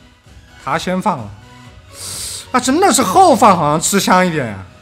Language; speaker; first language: Chinese; native; Chinese